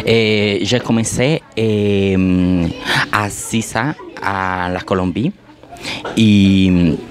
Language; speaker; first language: French; non-native, learner; Spanish